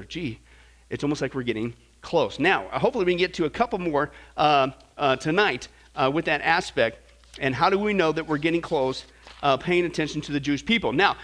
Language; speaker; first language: English; native; English